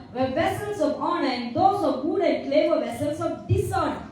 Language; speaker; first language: English; non-native, local second language; Tamil